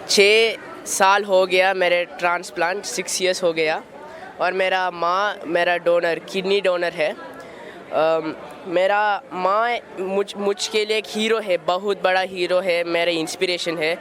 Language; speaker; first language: Hindi; non-native, local second language; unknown